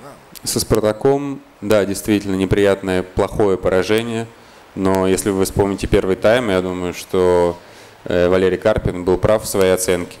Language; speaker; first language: Russian; native; Russian